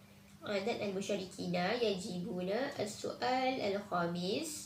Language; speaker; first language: Arabic; non-native, learner; Malay